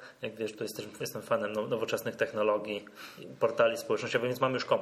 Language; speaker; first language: Polish; native; Polish